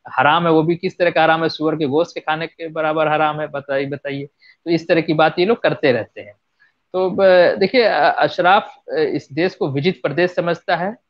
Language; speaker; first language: Hindi; non-native, local second language; Bhojpuri